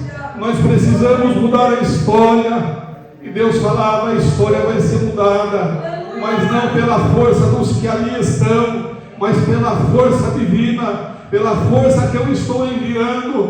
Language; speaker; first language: Portuguese; native; Portuguese